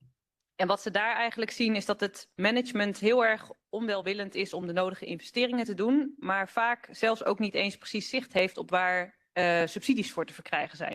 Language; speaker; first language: Dutch; native; Dutch